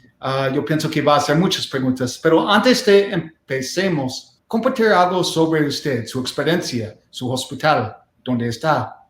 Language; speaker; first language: Spanish; non-native, learner; English